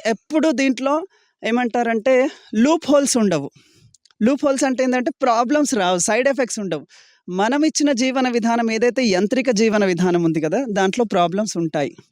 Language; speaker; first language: Telugu; native; Telugu